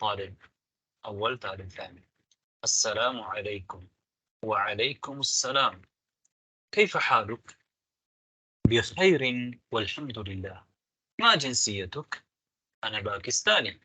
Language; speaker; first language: Arabic; non-native, fluent; Tamil